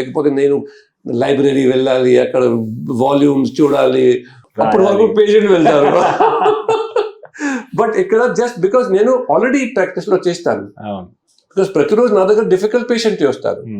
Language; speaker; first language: Telugu; non-native, fluent; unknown